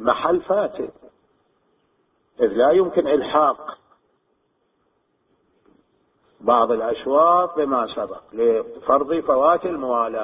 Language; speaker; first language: Arabic; native; Arabic